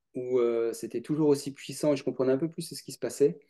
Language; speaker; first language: French; native; French